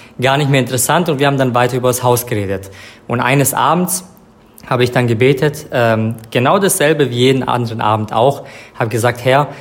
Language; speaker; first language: German; non-native, fluent; Serbian